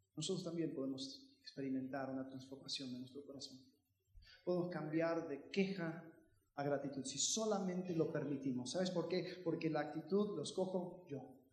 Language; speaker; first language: Spanish; early bilingual, heritage; Spanish